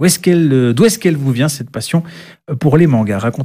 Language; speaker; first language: French; native; French